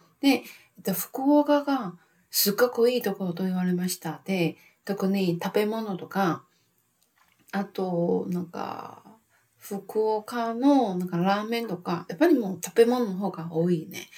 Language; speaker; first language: Japanese; non-native, fluent; Chinese